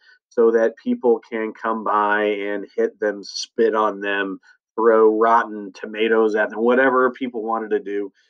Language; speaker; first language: English; native; English